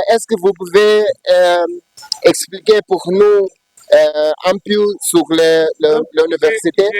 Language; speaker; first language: French; non-native, learner; Portuguese